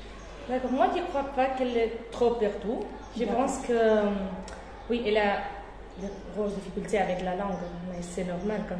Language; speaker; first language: French; non-native, fluent; Spanish